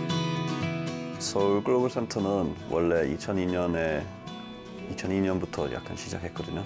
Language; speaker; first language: Korean; non-native, fluent; English